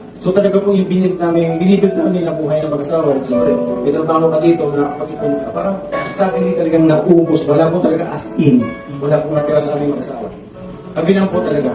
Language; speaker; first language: Filipino; native; Filipino